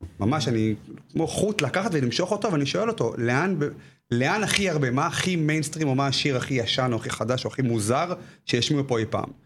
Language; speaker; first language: Hebrew; native; Hebrew